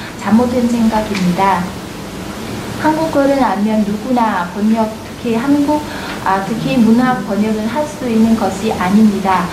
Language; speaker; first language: Korean; non-native, fluent; Vietnamese